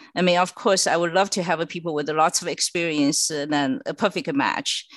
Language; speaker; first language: English; non-native, fluent; Chinese